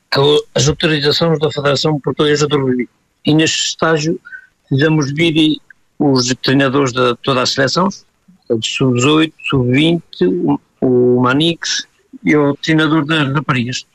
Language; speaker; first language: Portuguese; early bilingual, heritage; Portuguese